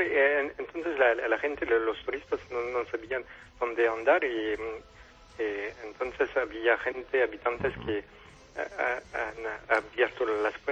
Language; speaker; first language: Spanish; non-native, fluent; French